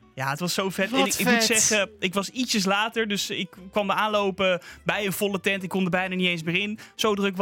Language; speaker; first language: Dutch; native; Dutch